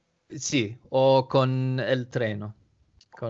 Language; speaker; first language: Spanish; non-native, learner; Swedish